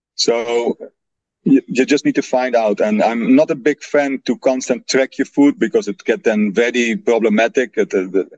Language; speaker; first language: English; non-native, fluent; Dutch